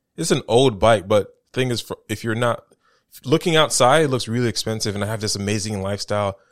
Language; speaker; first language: English; native; English